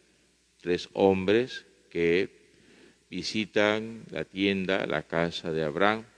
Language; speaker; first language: Spanish; native; Spanish